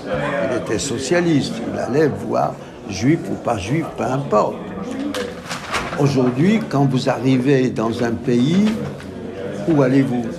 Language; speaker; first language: French; non-native, fluent; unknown